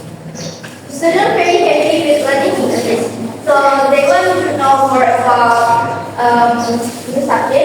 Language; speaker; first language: English; non-native, learner; Indonesian